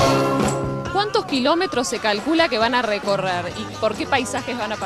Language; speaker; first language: Spanish; native; Spanish